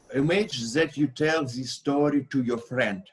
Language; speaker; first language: English; non-native, learner; Russian